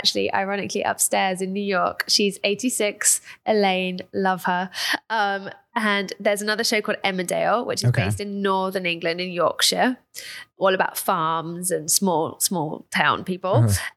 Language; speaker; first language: English; native; English